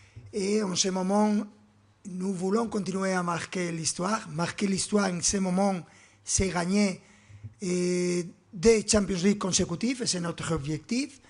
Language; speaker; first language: French; non-native, fluent; Spanish